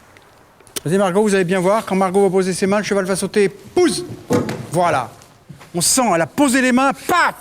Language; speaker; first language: French; native; French